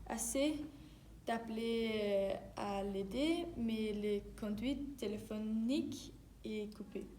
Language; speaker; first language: French; non-native, learner; Danish